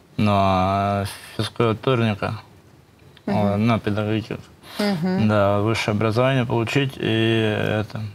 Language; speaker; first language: Russian; native; Russian